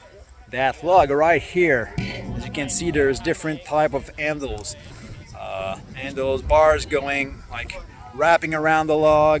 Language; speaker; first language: English; non-native, local second language; French